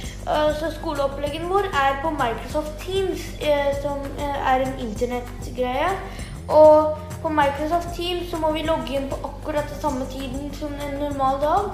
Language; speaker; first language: Norwegian; early bilingual, heritage; Norwegian